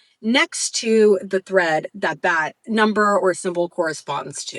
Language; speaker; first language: English; native; English